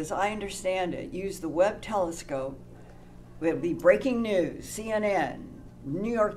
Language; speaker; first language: English; native; English